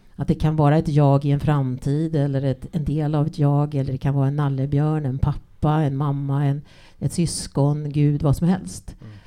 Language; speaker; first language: Swedish; early bilingual, other home language; English